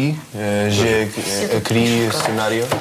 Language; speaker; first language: French; non-native, learner; Russian